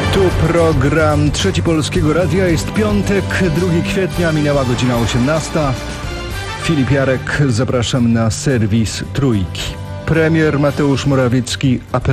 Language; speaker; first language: Polish; native; Polish